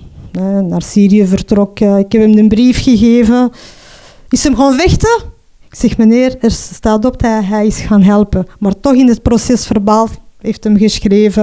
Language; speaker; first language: Dutch; non-native, local second language; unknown